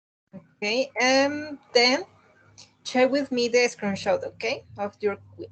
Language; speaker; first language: English; non-native, learner; Spanish